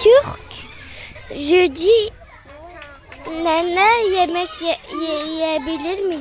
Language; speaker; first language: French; early bilingual, other home language; Turkish